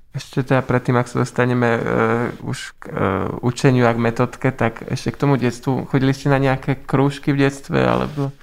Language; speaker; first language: Slovak; native; Slovak